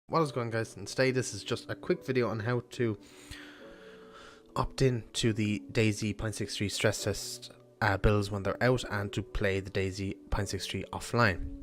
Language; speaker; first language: English; native; English